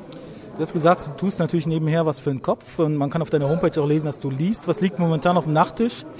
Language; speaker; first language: German; native; German